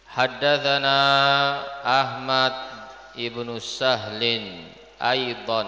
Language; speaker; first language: Arabic; non-native, fluent; Indonesian